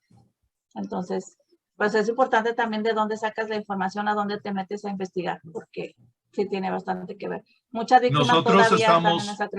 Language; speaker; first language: Spanish; native; Spanish